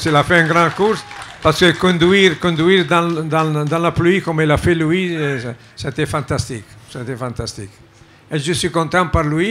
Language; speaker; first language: French; non-native, fluent; Italian